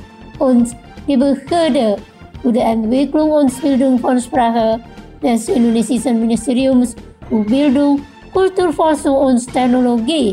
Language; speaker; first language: German; non-native, fluent; Indonesian